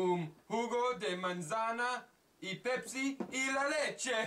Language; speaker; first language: Spanish; non-native, learner; English